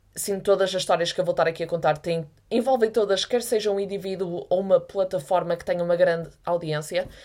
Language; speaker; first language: Portuguese; native; Portuguese